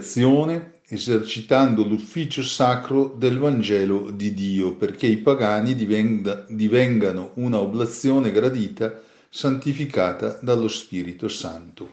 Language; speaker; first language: Italian; native; Italian